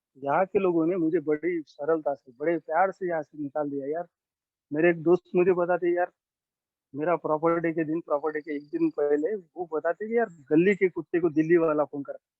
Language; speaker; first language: Hindi; non-native, local second language; Marathi